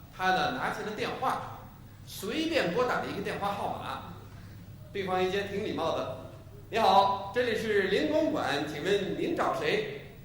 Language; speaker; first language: Chinese; non-native, fluent; English